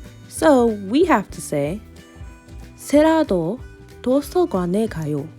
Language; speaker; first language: Korean; non-native, learner; English